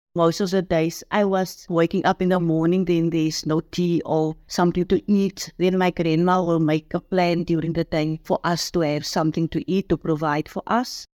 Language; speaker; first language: English; non-native, local second language; Afrikaans